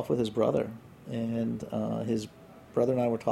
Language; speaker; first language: English; native; English